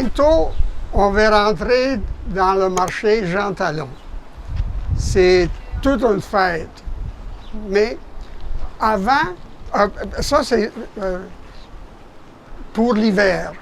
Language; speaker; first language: French; non-native, fluent; Italian